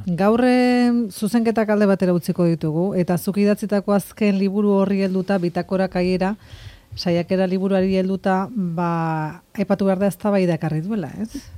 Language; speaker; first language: Basque; non-native, local second language; Spanish